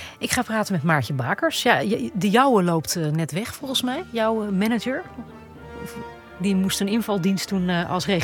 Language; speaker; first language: Dutch; native; Dutch